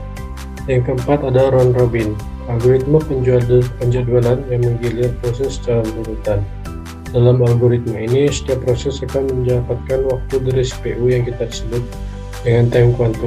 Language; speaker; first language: Indonesian; native; Indonesian